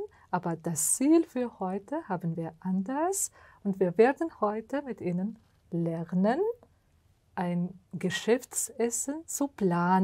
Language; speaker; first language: German; non-native, fluent; Uzbek